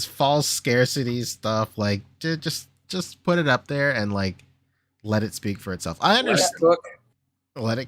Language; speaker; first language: English; native; English